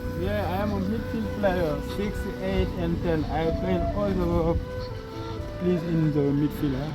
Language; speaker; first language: English; non-native, learner; Wolof